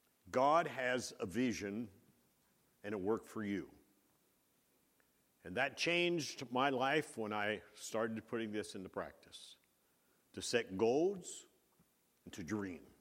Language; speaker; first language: English; native; English